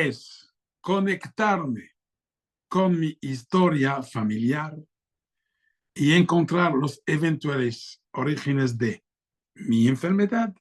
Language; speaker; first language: Spanish; non-native, fluent; French